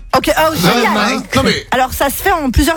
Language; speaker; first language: French; native; French